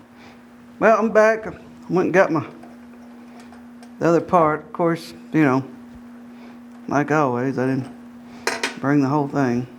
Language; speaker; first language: English; native; English